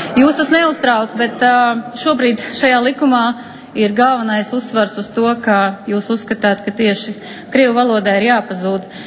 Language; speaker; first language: Latvian; non-native, local second language; Russian